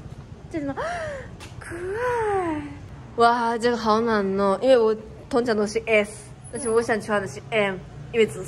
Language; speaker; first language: Chinese; non-native, learner; Japanese